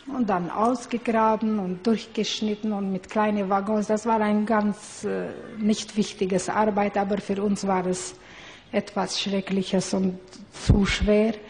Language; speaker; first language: German; non-native, learner; Hungarian